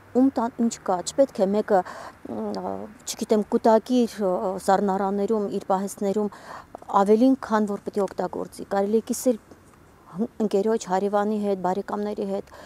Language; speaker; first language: Armenian; native; Armenian